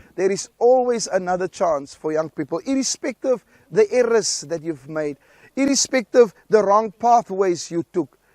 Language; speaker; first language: English; non-native, local second language; Afrikaans